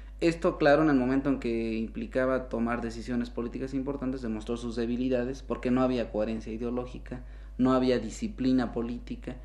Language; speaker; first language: Spanish; native; Spanish